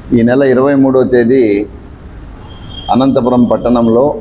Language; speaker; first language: Telugu; native; Telugu